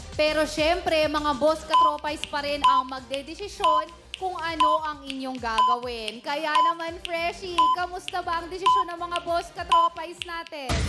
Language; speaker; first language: Filipino; native; Filipino